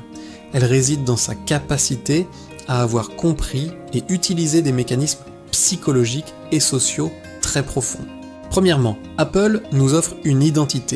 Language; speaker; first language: French; native; French